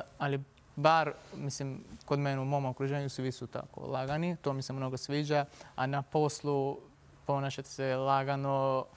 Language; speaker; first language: Serbian; non-native, fluent; Turkish